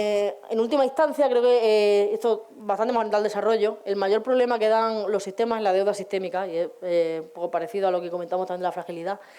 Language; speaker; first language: Spanish; native; Spanish